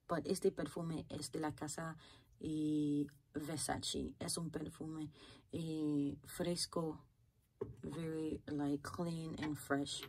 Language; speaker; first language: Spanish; non-native, fluent; Haitian Creole